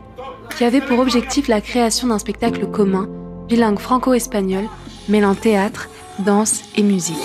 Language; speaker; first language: French; native; French